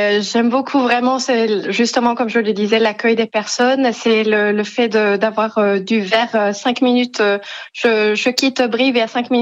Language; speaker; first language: French; non-native, fluent; Spanish